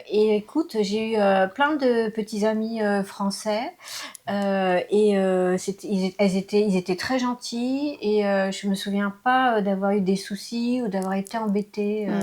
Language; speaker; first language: French; early bilingual, other home language; Lao